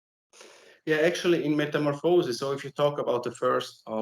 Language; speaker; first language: English; non-native, fluent; German